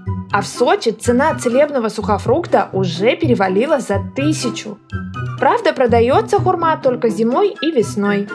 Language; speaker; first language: Russian; native; Russian